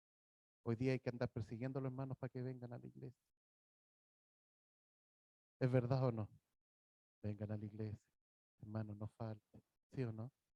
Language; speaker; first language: Spanish; native; Spanish